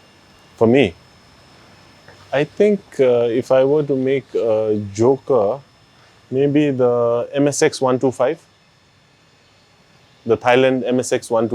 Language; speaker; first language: English; non-native, local second language; Nepali